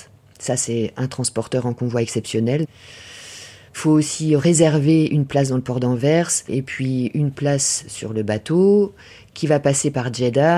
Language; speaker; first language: French; native; French